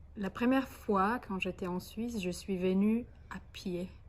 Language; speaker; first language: French; non-native, fluent; Slovenian